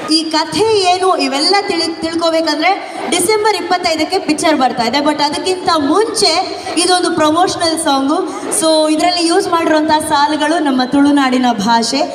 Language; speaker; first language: Kannada; non-native, local second language; Tulu